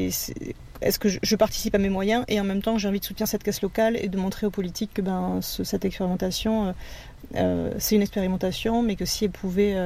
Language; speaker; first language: French; native; French